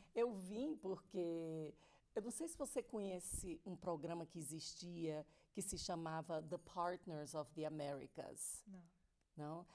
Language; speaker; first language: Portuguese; native; Portuguese